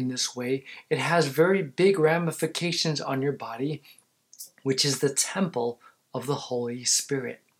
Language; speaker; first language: English; native; English